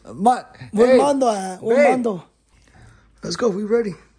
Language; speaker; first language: English; early bilingual, other home language; Spanish